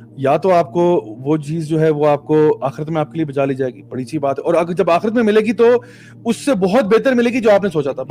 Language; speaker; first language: Urdu; early bilingual, heritage; Urdu